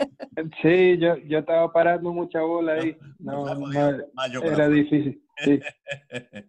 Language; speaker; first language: Spanish; early bilingual, other home language; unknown